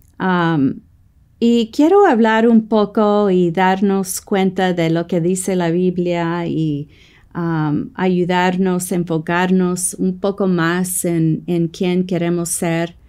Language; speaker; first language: Spanish; non-native, fluent; English